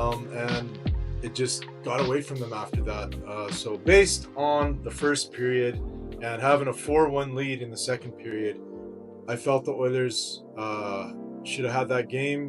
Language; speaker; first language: English; native; English